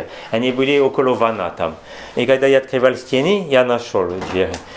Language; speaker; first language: Russian; non-native, learner; French